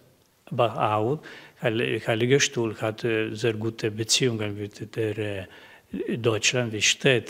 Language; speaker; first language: German; non-native, learner; Croatian